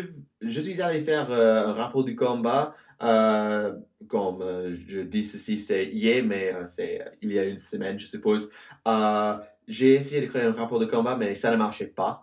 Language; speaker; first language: French; non-native, learner; English